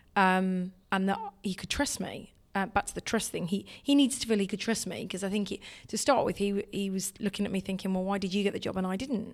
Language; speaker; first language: English; native; English